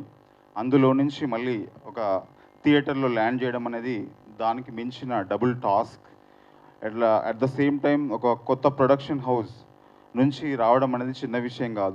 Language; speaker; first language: Telugu; native; Telugu